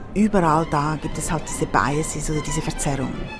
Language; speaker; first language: German; native; German